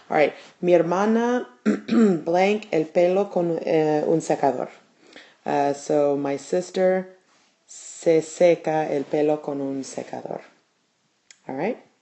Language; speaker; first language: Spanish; non-native, fluent; English